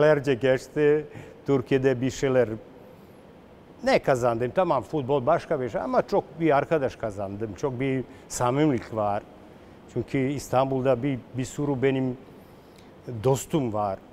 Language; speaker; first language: Turkish; non-native, learner; Serbian